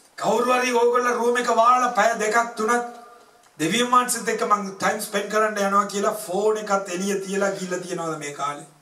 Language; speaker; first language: Sinhala; non-native, local second language; Tamil